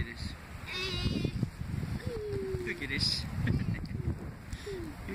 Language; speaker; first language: Spanish; native; Spanish